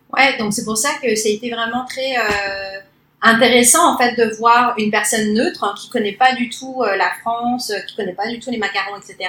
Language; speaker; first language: French; early bilingual, other home language; Cantonese